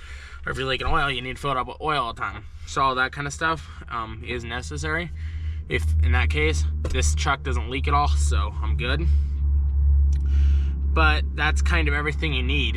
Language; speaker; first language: English; native; English